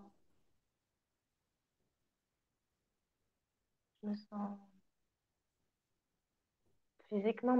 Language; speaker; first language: French; non-native, learner; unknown